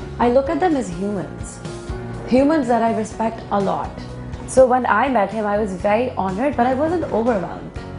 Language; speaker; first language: English; non-native, local second language; Hindi